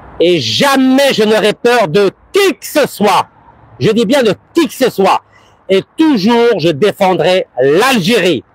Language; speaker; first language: French; early bilingual, other home language; Arabic